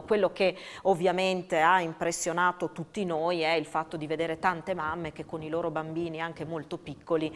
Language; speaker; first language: Italian; native; Italian